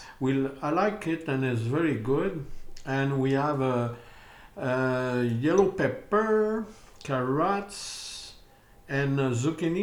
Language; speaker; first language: English; non-native, learner; French